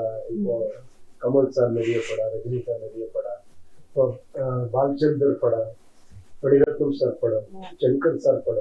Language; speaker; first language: Tamil; non-native, learner; Kannada